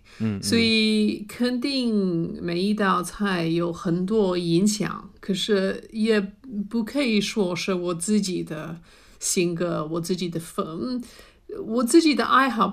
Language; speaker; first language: Chinese; non-native, fluent; English